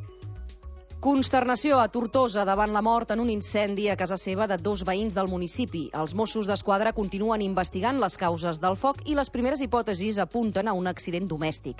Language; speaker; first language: Catalan; native; Catalan